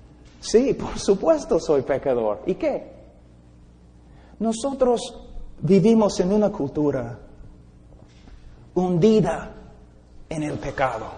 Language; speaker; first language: Spanish; non-native, fluent; English